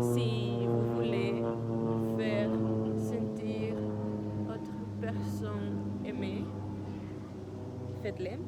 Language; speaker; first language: French; non-native, learner; Spanish